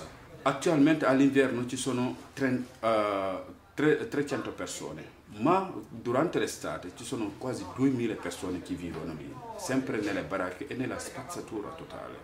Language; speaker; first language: Italian; non-native, local second language; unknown